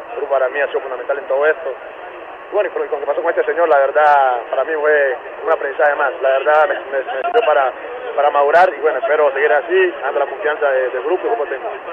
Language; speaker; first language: Spanish; native; Spanish